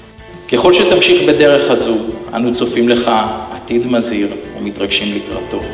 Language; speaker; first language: Hebrew; native; Hebrew